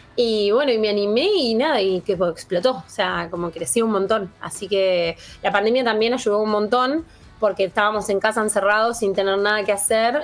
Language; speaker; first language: Spanish; native; Spanish